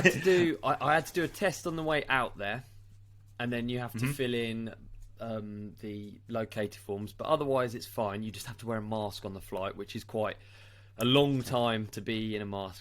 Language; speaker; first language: English; native; English